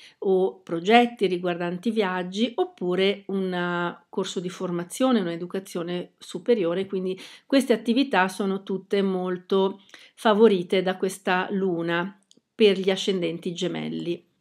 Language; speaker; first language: Italian; native; Italian